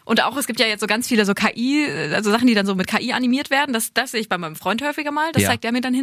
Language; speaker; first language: German; native; German